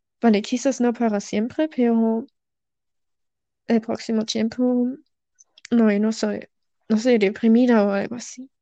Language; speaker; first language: Spanish; non-native, learner; German